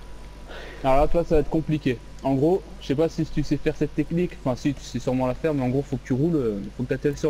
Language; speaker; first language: French; native; French